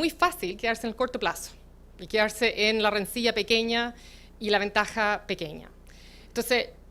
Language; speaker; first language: Spanish; native; Spanish